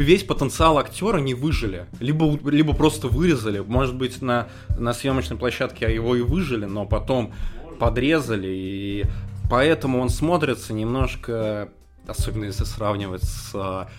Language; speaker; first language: Russian; native; Russian